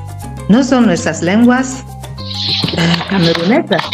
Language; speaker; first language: Spanish; non-native, fluent; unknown